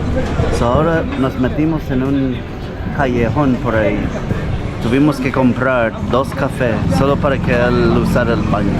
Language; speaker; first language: Spanish; non-native, fluent; English